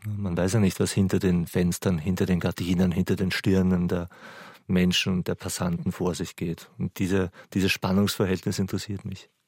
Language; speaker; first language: German; native; German